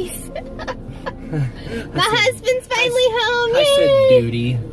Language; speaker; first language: English; native; English